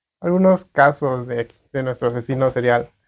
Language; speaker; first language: Spanish; native; Spanish